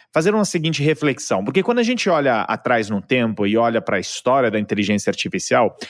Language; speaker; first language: Portuguese; non-native, fluent; Italian